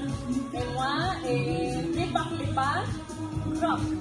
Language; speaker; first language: French; non-native, learner; Spanish